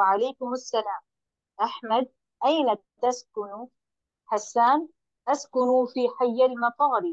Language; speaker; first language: Arabic; non-native, learner; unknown